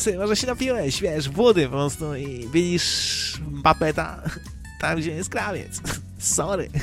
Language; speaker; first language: Polish; native; Polish